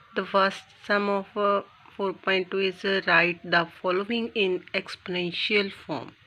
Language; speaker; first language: English; non-native, local second language; Punjabi